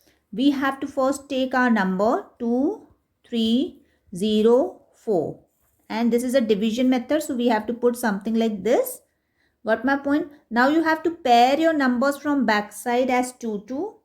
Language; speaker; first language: English; non-native, local second language; Hindi